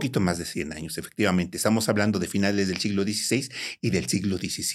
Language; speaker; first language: Spanish; native; Spanish